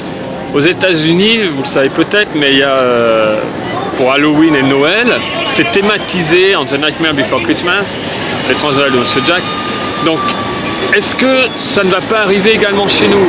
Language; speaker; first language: French; native; French